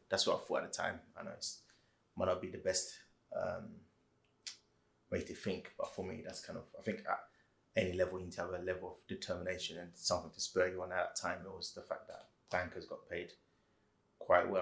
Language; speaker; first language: English; native; English